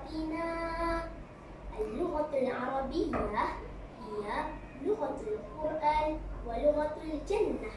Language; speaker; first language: Arabic; non-native, learner; Malay